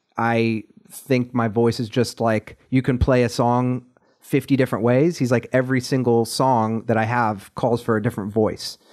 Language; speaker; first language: English; native; English